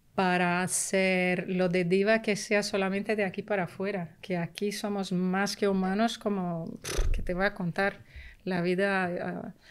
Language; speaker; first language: Spanish; early bilingual, heritage; Spanish